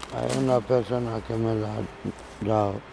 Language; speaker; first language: Spanish; non-native, learner; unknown